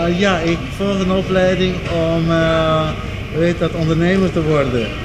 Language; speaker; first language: Dutch; non-native, local second language; Papiamento